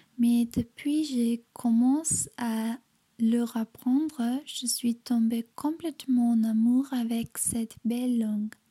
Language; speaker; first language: French; non-native, learner; German